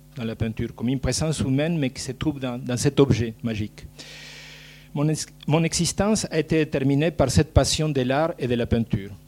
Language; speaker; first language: French; non-native, fluent; Spanish